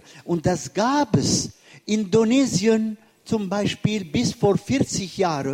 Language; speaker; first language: German; non-native, fluent; Arabic